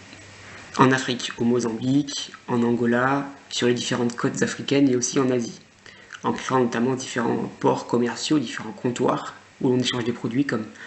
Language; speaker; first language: French; native; French